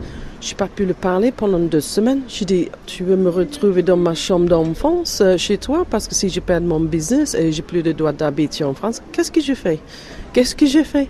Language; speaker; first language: French; non-native, fluent; English